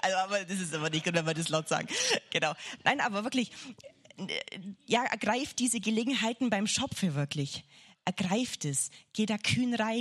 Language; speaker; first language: German; native; German